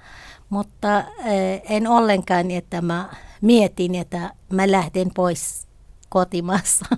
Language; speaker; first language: Finnish; non-native, learner; Kurdish